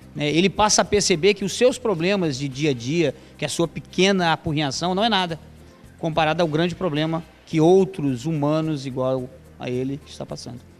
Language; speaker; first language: Portuguese; native; Portuguese